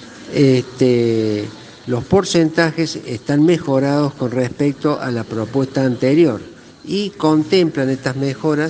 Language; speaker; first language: Spanish; native; Spanish